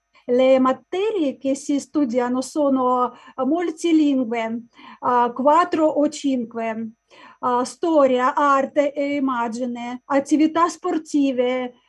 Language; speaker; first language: Italian; non-native, learner; Russian